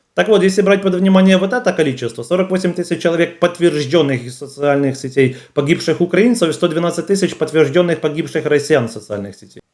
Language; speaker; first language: Russian; native; Russian